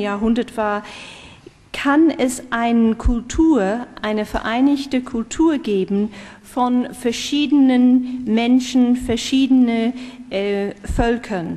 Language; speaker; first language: German; non-native, fluent; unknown